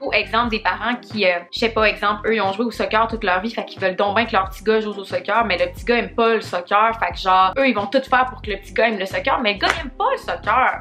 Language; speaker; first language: French; native; French